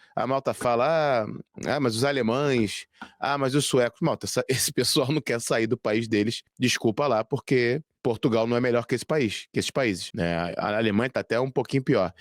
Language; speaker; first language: Portuguese; native; Portuguese